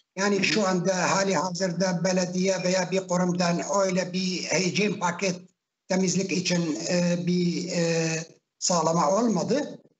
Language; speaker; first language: Turkish; non-native, fluent; Arabic